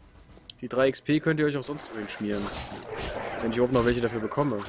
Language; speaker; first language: German; native; German